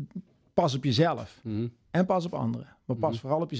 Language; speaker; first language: Dutch; native; Dutch